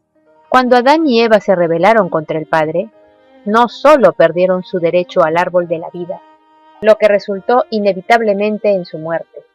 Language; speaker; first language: Spanish; native; Spanish